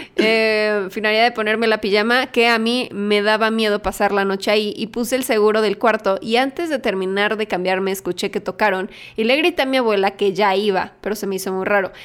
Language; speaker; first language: Spanish; native; Spanish